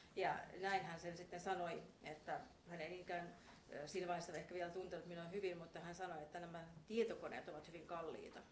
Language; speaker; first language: Finnish; non-native, fluent; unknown